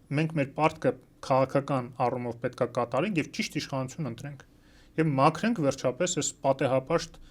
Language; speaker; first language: Armenian; native; Armenian